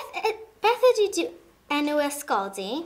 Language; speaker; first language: Welsh; non-native, learner; English